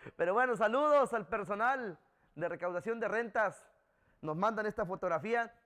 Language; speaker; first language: Spanish; native; Spanish